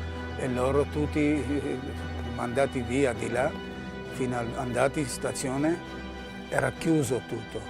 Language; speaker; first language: Italian; non-native, learner; Armenian